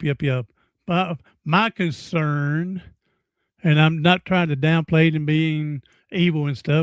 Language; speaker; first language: English; native; English